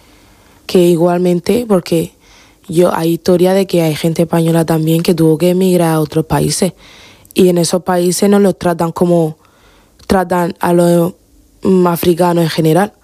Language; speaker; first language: Spanish; early bilingual, other home language; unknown